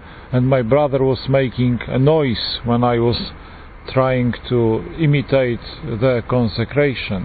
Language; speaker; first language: English; non-native, fluent; Polish